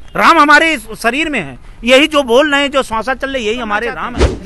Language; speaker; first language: Hindi; native; Hindi